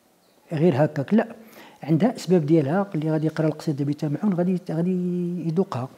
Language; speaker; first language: Arabic; native; Arabic